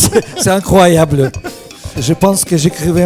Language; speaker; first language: French; non-native, fluent; Russian